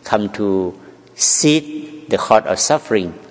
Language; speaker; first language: English; non-native, learner; Thai